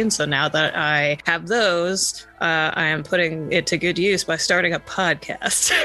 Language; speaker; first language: English; native; English